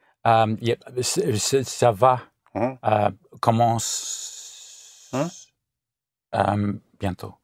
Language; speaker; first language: French; non-native, learner; English